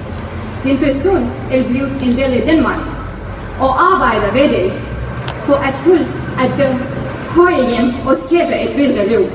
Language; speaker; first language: Danish; non-native, fluent; Arabic